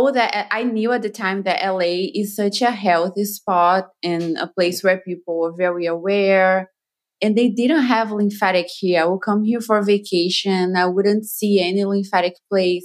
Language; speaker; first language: English; non-native, fluent; Portuguese